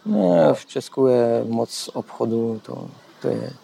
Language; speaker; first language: Czech; non-native, learner; Polish